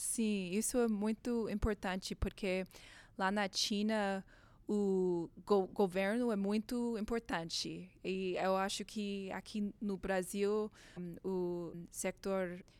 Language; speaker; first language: Portuguese; non-native, learner; English